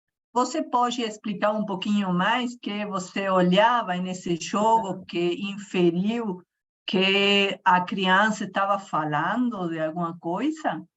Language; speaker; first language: Portuguese; non-native, learner; Spanish